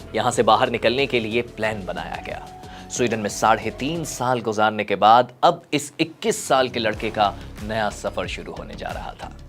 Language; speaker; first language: Urdu; native; Urdu